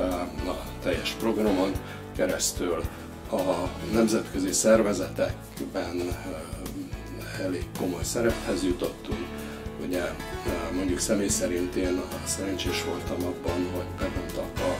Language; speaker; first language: Hungarian; native; Hungarian